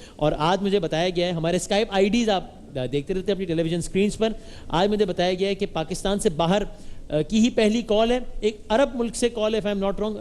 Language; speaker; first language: Urdu; native; Urdu